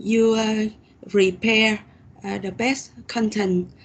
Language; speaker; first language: English; non-native, learner; Vietnamese